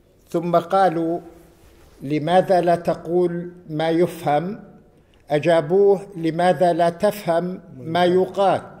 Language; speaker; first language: Arabic; native; Arabic